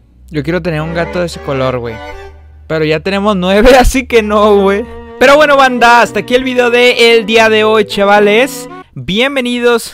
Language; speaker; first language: Spanish; native; Spanish